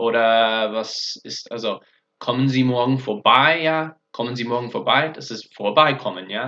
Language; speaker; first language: German; non-native, fluent; English